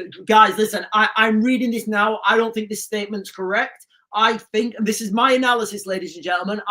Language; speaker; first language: English; native; English